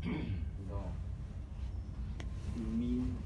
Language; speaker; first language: French; non-native, fluent; Vietnamese